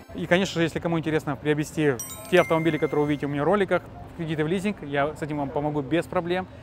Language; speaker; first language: Russian; native; Russian